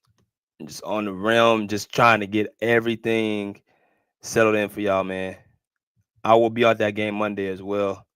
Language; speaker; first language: English; native; English